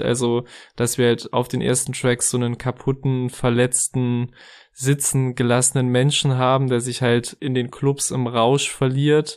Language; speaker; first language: German; native; German